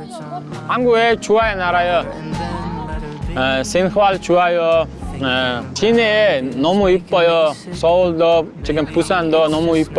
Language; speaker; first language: Korean; non-native, learner; Uzbek